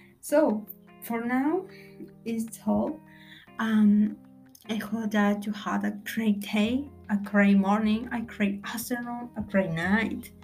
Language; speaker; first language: English; non-native, learner; Spanish